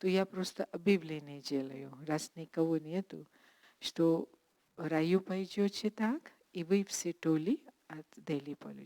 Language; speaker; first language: Russian; non-native, learner; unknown